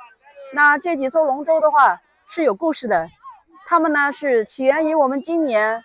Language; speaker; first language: Chinese; native; Chinese